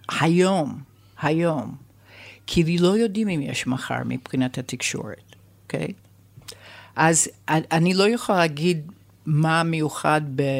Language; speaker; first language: Hebrew; non-native, fluent; English